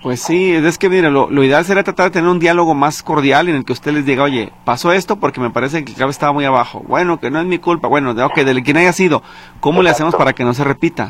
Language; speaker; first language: Spanish; native; Spanish